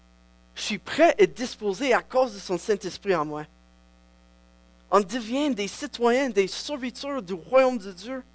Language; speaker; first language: French; non-native, local second language; English